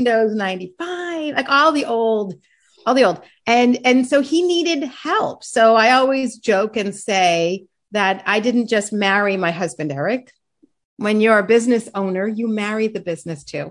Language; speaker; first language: English; native; English